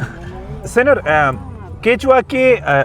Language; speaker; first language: Spanish; non-native, learner; Hindi